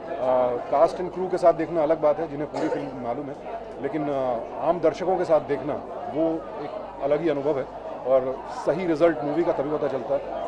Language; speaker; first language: Hindi; native; Hindi